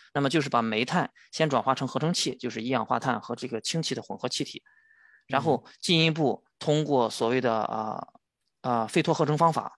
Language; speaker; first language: Chinese; native; Chinese